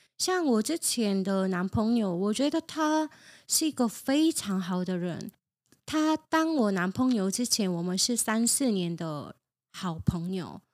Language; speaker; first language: Chinese; non-native, fluent; Korean